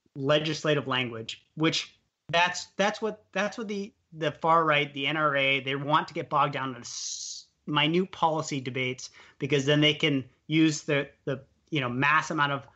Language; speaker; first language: English; native; English